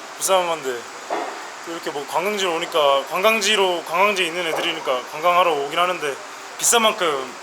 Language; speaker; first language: Korean; native; Korean